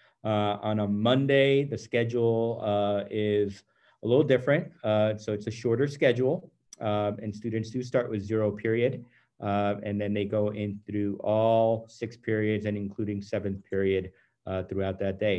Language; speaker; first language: English; early bilingual, other home language; Spanish